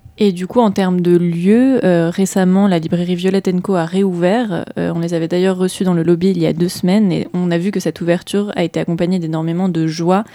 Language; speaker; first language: French; native; French